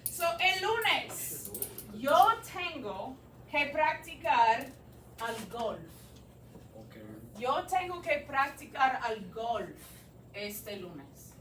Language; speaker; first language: Spanish; non-native, fluent; English